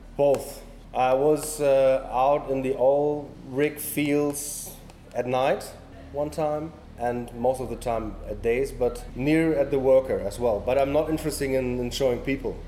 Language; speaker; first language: English; non-native, learner; German